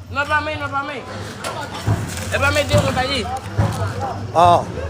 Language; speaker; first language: Spanish; native; Spanish